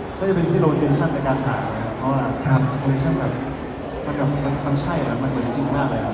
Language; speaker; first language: Thai; native; Thai